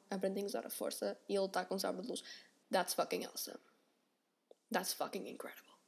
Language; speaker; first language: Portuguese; native; Portuguese